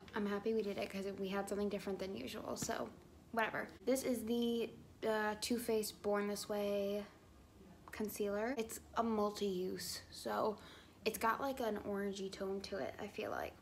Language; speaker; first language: English; native; English